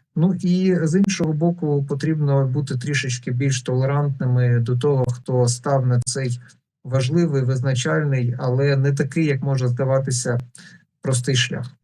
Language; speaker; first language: Ukrainian; non-native, local second language; Russian